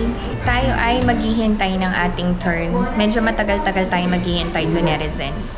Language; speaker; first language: Filipino; native; Filipino